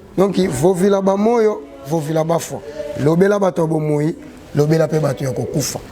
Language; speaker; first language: Lingala; non-native, local second language; Kongo